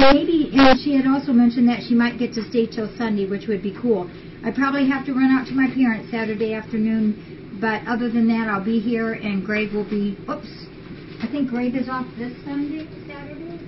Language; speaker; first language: English; native; English